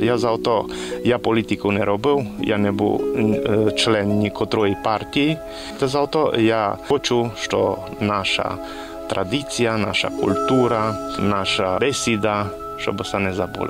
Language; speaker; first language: Ukrainian; early bilingual, heritage; Rusyn